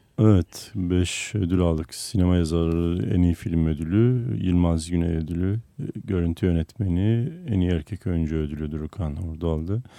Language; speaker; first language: Turkish; non-native, local second language; Armenian